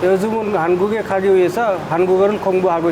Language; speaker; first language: Korean; non-native, learner; Nepali